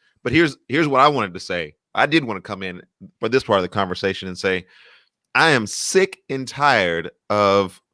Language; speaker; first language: English; native; English